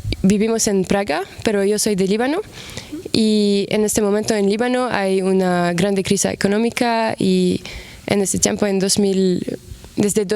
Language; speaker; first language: Spanish; non-native, fluent; Arabic